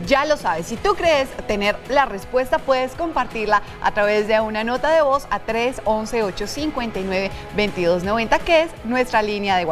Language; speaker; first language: Spanish; native; Spanish